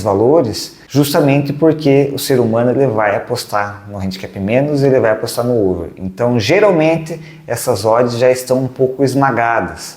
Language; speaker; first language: Portuguese; native; Portuguese